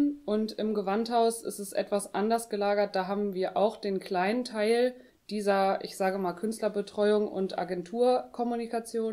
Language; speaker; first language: German; native; German